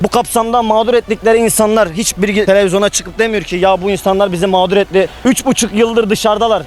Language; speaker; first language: Turkish; native; Turkish